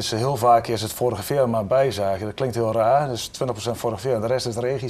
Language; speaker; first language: Dutch; native; Dutch